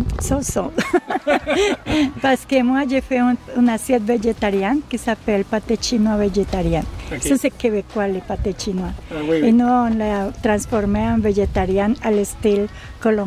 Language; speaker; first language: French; non-native, learner; Spanish